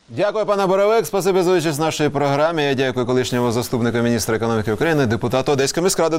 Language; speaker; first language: Ukrainian; native; Ukrainian